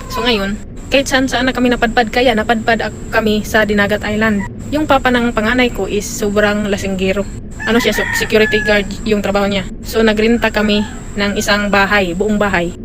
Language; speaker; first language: Filipino; non-native, local second language; Cebuano